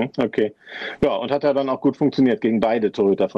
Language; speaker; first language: German; native; German